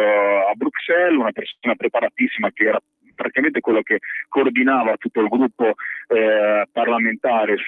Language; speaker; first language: Italian; native; Italian